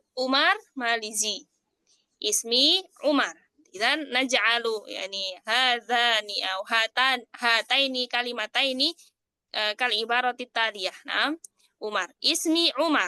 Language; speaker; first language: Arabic; non-native, fluent; Indonesian